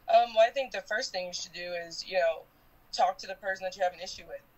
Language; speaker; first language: English; native; English